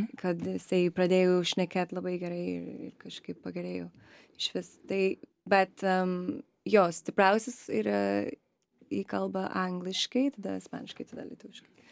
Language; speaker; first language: Lithuanian; early bilingual, other home language; English